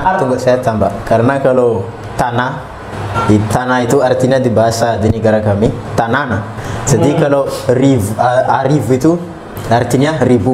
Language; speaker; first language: Indonesian; non-native, learner; Malagasy